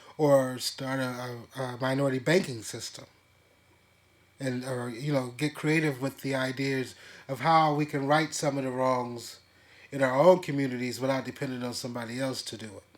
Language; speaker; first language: English; native; English